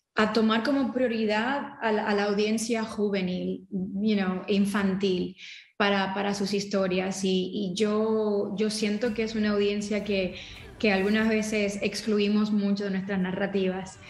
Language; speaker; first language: Spanish; early bilingual, heritage; Spanish